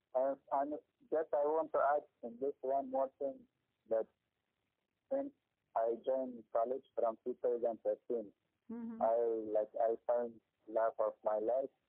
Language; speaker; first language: English; non-native, learner; Persian